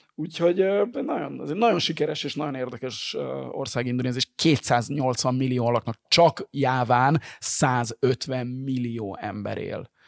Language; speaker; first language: Hungarian; native; Hungarian